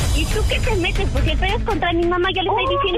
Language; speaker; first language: Spanish; native; Spanish